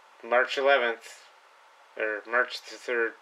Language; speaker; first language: English; native; English